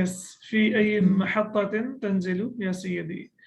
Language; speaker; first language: Arabic; non-native, fluent; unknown